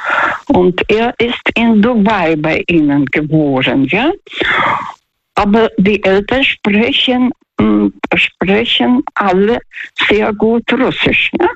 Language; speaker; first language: German; non-native, fluent; Russian